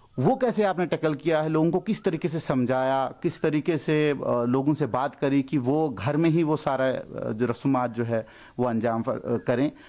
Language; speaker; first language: Hindi; non-native, local second language; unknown